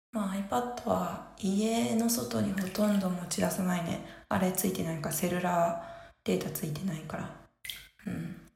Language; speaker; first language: Japanese; native; Japanese